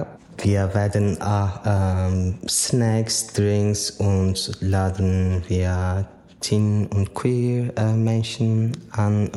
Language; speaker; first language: German; non-native, learner; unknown